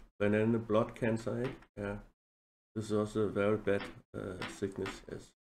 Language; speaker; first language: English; non-native, learner; Danish